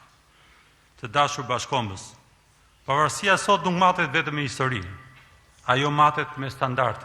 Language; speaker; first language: Albanian; native; Albanian